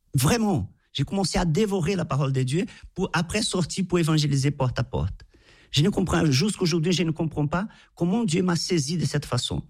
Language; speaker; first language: French; non-native, fluent; Portuguese